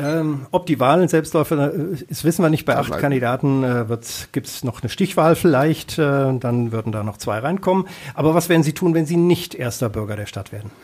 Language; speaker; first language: German; native; German